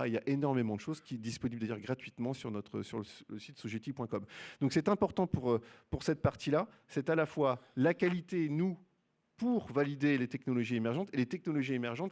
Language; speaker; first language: French; native; French